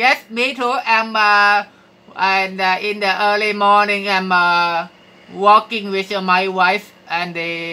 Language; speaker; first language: English; non-native, learner; Thai